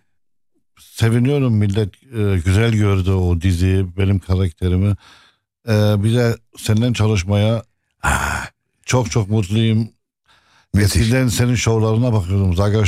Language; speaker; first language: Turkish; non-native, local second language; Arabic